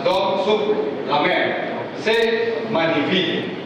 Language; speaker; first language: French; non-native, learner; Indonesian